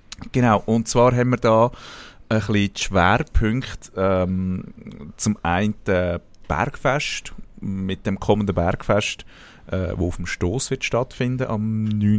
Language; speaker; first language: German; native; German